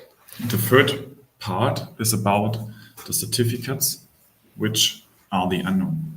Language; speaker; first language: English; non-native, fluent; German